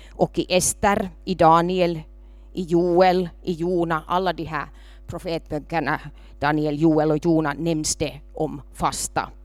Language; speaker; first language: Swedish; non-native, local second language; Finnish